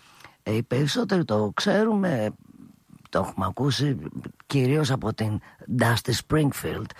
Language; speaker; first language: Greek; native; Greek